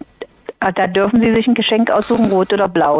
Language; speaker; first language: German; native; German